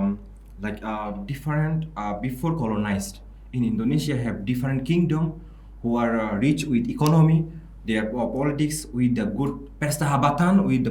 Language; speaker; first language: English; non-native, local second language; Bangla